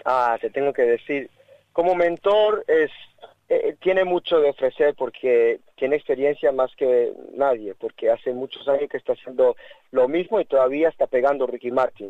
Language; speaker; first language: Spanish; early bilingual, heritage; Spanish